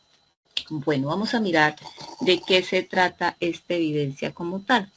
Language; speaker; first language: Spanish; native; Spanish